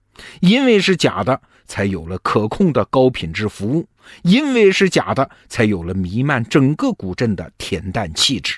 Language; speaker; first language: Chinese; native; Chinese